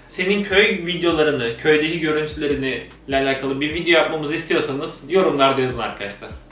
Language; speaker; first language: Turkish; native; Turkish